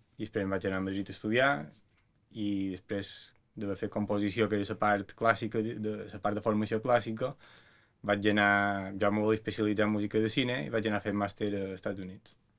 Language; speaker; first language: Catalan; native; Catalan